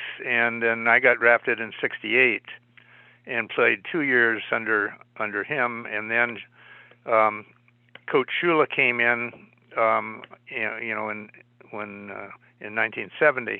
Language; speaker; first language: English; native; English